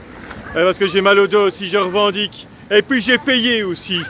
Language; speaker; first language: French; native; French